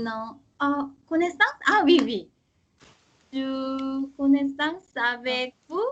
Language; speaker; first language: French; non-native, learner; Korean